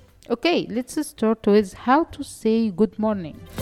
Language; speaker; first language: English; non-native, fluent; Arabic